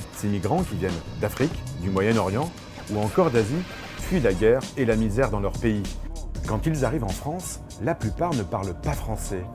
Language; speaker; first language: French; native; French